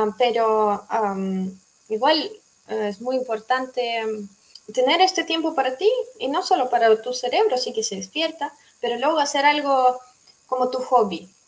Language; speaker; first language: Spanish; non-native, fluent; Russian